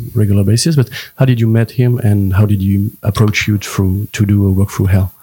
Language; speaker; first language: English; non-native, fluent; French